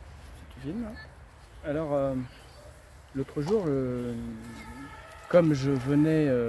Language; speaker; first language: French; native; French